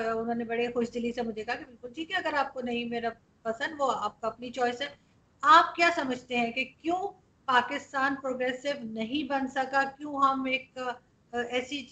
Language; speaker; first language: Urdu; native; Urdu